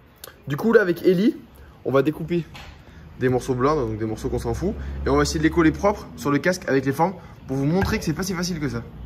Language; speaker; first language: French; native; French